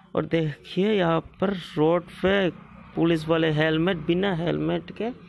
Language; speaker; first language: Hindi; non-native, local second language; Bangla